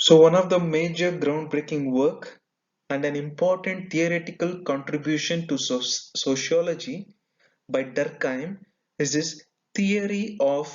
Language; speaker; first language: English; non-native, local second language; Kannada